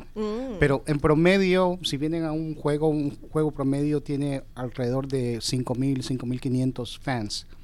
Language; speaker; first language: Spanish; early bilingual, heritage; Spanish